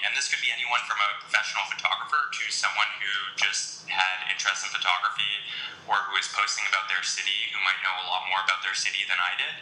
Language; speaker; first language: English; native; English